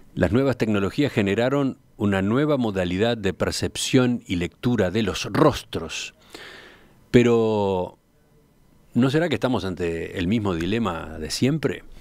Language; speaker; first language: Spanish; native; Spanish